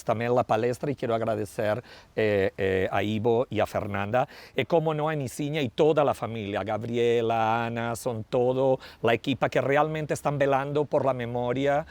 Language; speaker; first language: Portuguese; non-native, learner; Spanish